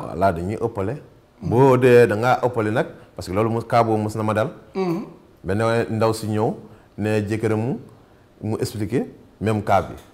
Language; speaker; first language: Wolof; non-native, local second language; Bambara